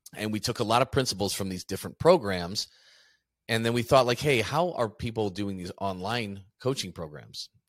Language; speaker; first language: English; native; English